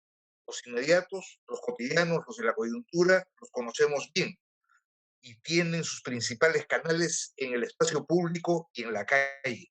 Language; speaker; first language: Spanish; native; Spanish